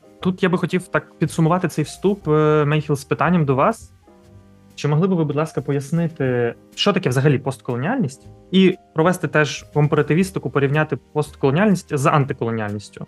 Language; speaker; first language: Ukrainian; native; Ukrainian